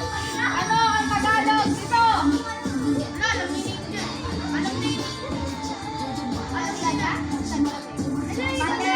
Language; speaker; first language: Filipino; non-native, local second language; Cebuano